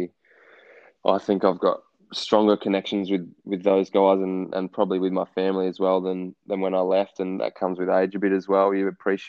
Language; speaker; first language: English; native; English